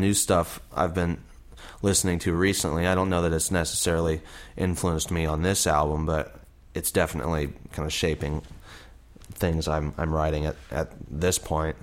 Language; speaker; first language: English; native; English